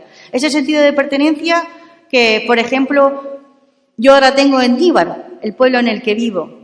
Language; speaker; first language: Spanish; native; Spanish